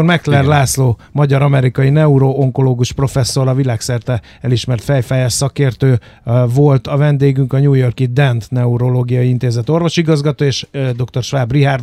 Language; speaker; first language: Hungarian; native; Hungarian